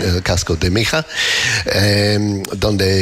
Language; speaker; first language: Spanish; non-native, learner; English